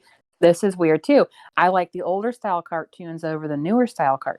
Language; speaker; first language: English; native; English